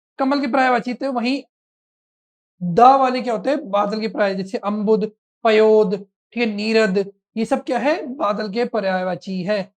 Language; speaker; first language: Hindi; native; Hindi